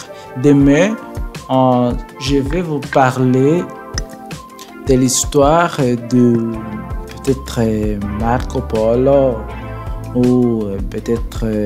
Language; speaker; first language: French; non-native, learner; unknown